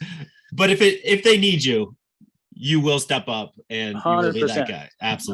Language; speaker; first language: English; native; English